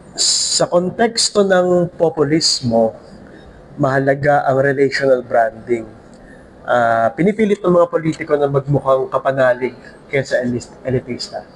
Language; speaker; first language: Filipino; native; Filipino